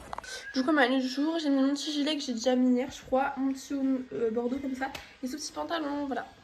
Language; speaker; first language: French; native; French